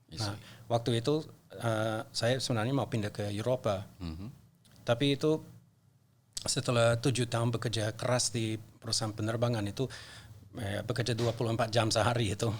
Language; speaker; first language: Indonesian; non-native, fluent; English